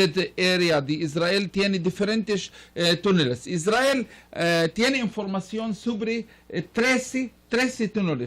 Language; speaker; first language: Spanish; non-native, learner; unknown